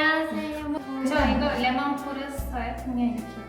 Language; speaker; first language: Korean; non-native, learner; Turkish